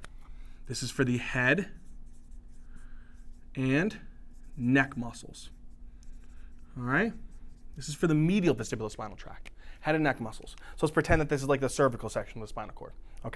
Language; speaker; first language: English; native; English